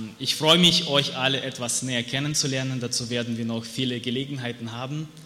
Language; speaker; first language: German; non-native, fluent; Russian